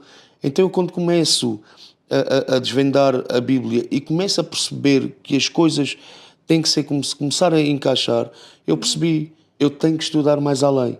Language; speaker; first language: Portuguese; native; Portuguese